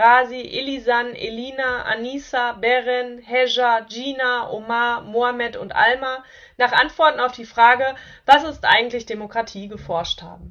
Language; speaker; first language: German; native; German